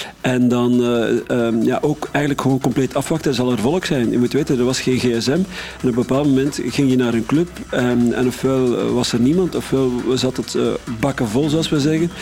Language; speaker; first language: Dutch; native; Dutch